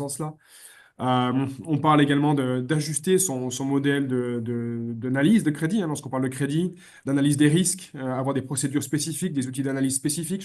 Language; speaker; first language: French; native; French